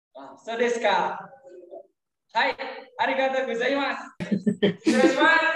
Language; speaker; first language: Japanese; non-native, fluent; Indonesian